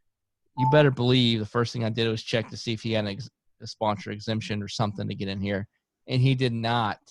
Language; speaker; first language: English; native; English